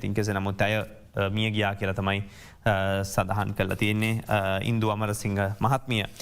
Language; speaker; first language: Sinhala; native; Sinhala